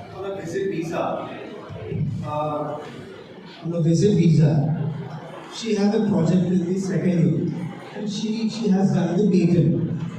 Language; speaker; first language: English; non-native, local second language; Telugu